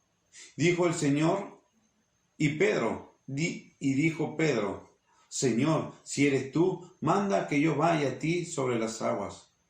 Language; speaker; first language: Spanish; native; Spanish